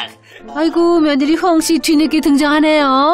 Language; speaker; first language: Korean; native; Korean